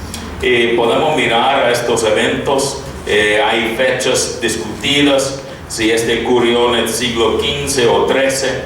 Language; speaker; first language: Spanish; non-native, fluent; English